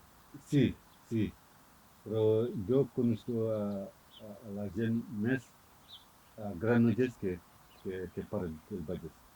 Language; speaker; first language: Catalan; non-native, learner; Fula